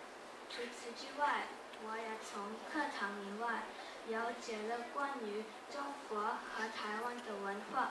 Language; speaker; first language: Chinese; non-native, learner; Japanese